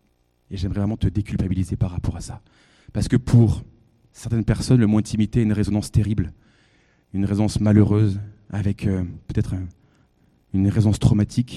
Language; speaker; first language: French; native; French